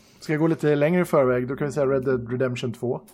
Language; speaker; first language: Swedish; native; Swedish